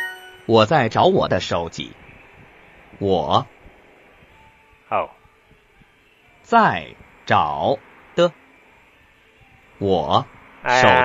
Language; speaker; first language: Chinese; non-native, learner; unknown